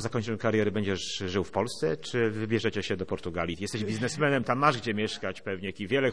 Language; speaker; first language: Polish; native; Polish